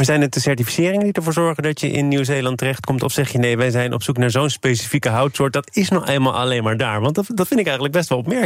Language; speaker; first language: Dutch; native; Dutch